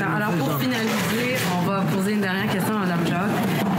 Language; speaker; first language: French; native; French